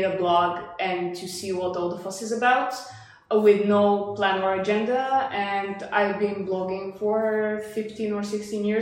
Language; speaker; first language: English; non-native, fluent; Bulgarian